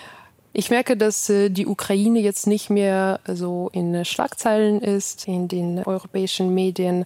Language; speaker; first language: German; non-native, fluent; Ukrainian